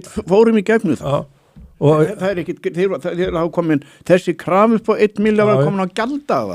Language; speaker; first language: Icelandic; native; Icelandic